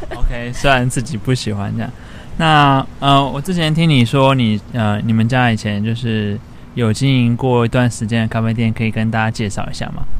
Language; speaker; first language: Chinese; native; Chinese